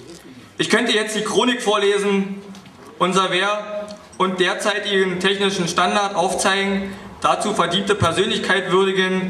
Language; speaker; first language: German; native; German